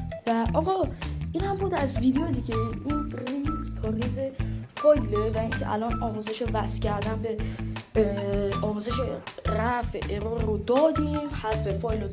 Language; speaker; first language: Persian; native; Persian